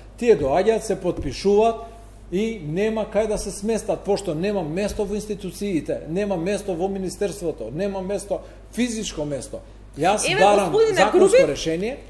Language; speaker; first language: Macedonian; non-native, local second language; Albanian